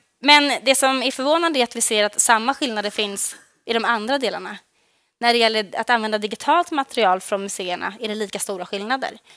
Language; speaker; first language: Swedish; native; Swedish